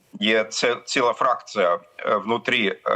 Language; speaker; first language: Ukrainian; non-native, fluent; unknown